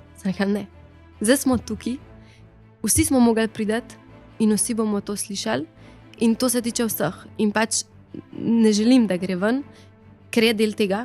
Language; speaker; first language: Slovenian; native; Slovenian